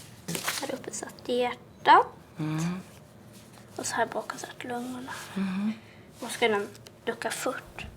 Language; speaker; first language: Swedish; native; Swedish